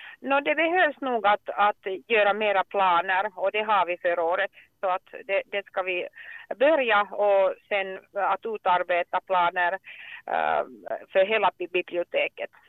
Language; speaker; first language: Swedish; non-native, local second language; Finnish